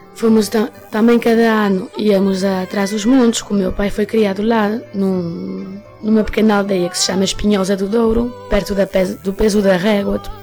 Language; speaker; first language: Portuguese; early bilingual, heritage; Portuguese